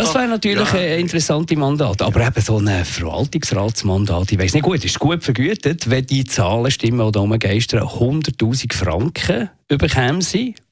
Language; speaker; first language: German; native; German